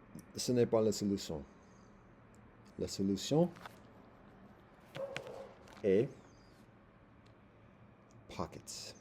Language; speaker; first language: French; non-native, learner; English